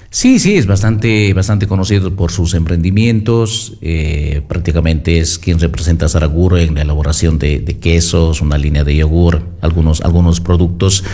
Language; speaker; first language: Spanish; native; Spanish